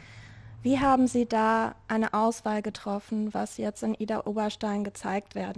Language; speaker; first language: German; native; German